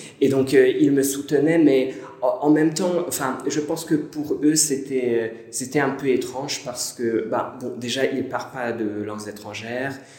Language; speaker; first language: French; non-native, fluent; Hungarian